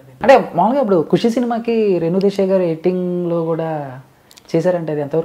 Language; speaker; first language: Telugu; native; Telugu